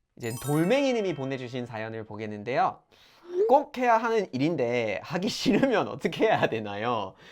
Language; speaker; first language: Korean; non-native, fluent; English